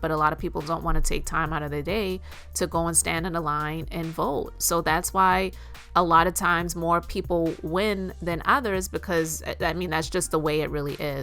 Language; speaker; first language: English; native; English